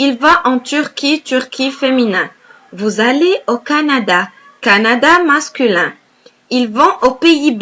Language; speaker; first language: French; non-native, fluent; Arabic